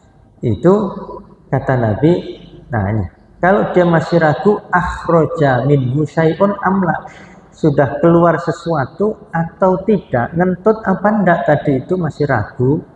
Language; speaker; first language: Indonesian; non-native, local second language; Javanese